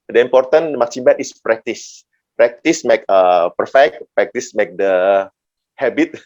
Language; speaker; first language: English; non-native, learner; Indonesian